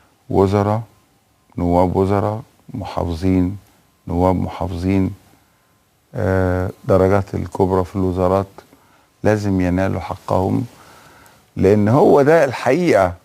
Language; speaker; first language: Arabic; native; Arabic